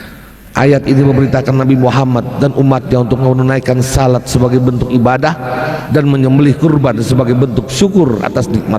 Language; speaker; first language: Indonesian; native; Indonesian